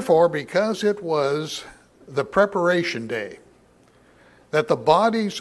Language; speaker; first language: English; native; English